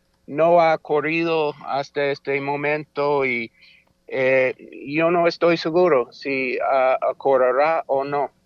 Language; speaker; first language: Spanish; non-native, fluent; English